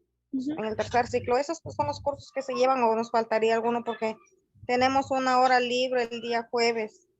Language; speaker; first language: Spanish; native; Spanish